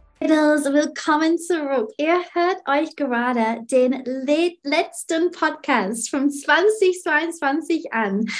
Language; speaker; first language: German; non-native, fluent; English